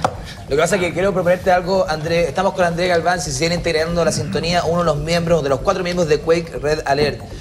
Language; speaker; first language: Spanish; native; Spanish